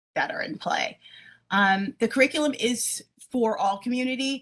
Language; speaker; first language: English; native; English